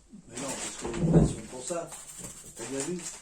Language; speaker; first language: French; native; French